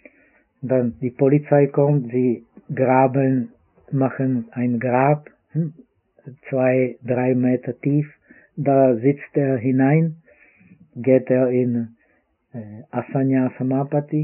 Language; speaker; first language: German; non-native, fluent; Czech